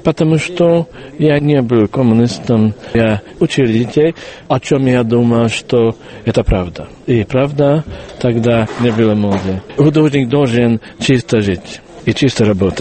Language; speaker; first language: Russian; non-native, learner; Hungarian